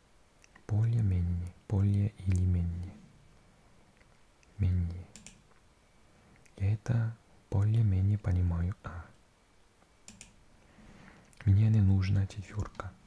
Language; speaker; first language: Russian; non-native, learner; English